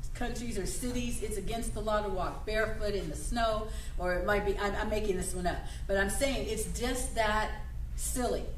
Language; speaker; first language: English; native; English